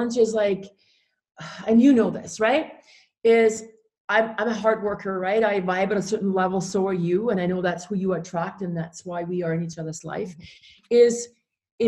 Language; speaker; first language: English; non-native, fluent; German